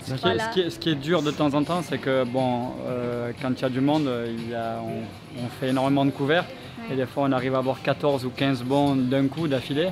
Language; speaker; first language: French; native; French